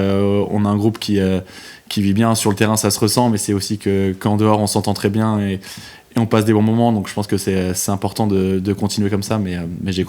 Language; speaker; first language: French; native; French